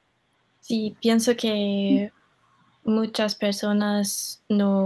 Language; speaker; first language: Spanish; non-native, learner; English